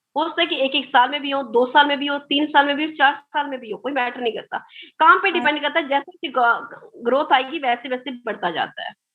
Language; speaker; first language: Hindi; native; Hindi